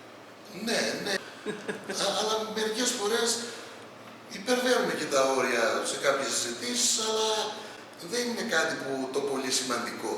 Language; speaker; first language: Greek; native; Greek